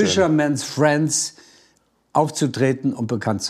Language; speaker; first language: German; native; German